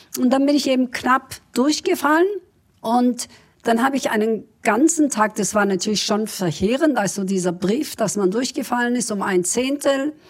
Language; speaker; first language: German; early bilingual, other home language; Kurdish